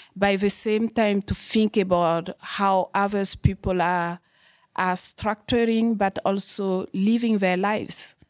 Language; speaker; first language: English; non-native, fluent; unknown